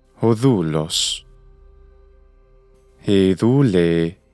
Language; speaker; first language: Greek; non-native, fluent; English